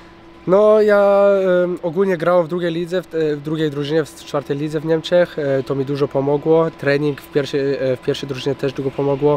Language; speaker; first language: Polish; early bilingual, heritage; Polish